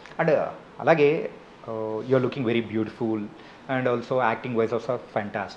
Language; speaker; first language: Telugu; native; Telugu